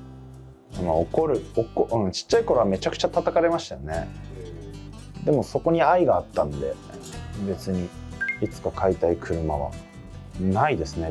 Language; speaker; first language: Japanese; native; Japanese